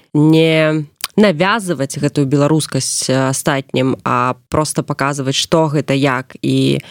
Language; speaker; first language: Belarusian; non-native, local second language; Russian